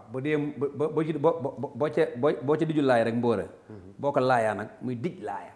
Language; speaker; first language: Wolof; native; Wolof